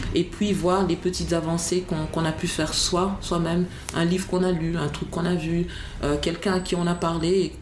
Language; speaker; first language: French; native; French